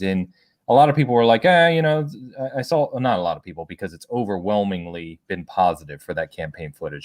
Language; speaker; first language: English; native; English